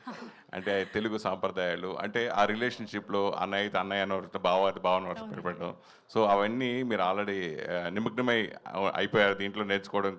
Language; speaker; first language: Telugu; native; Telugu